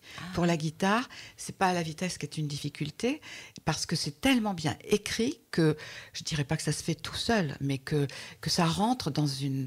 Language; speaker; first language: French; native; French